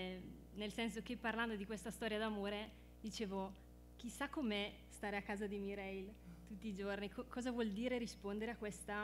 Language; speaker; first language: Italian; native; Italian